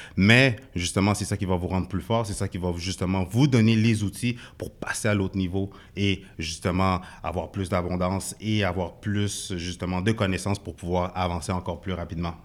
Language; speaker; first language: French; native; French